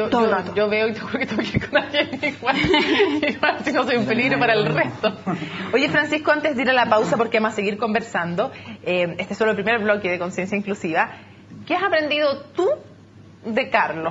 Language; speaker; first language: Spanish; native; Spanish